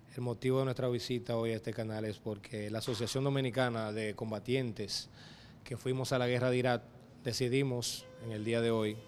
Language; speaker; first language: Spanish; native; Spanish